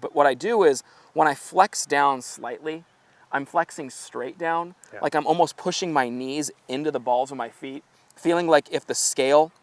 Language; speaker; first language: English; native; English